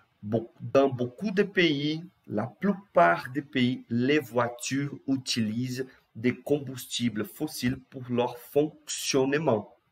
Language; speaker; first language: French; non-native, fluent; Portuguese